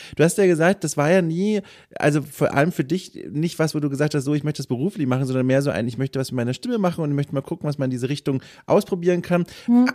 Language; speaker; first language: German; native; German